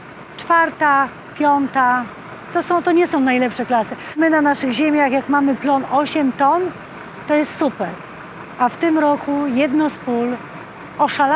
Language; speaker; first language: Polish; native; Polish